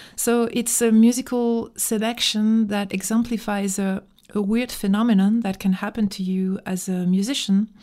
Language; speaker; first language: English; non-native, fluent; French